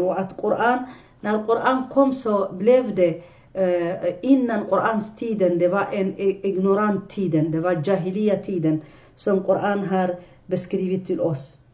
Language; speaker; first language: Swedish; non-native, fluent; Arabic